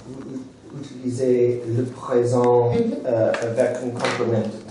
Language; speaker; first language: French; non-native, learner; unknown